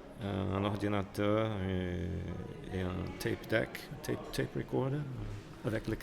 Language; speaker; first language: French; non-native, fluent; Portuguese